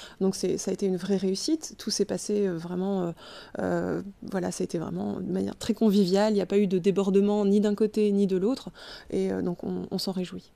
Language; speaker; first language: French; native; French